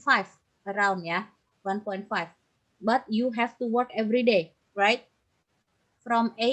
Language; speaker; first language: English; non-native, fluent; Indonesian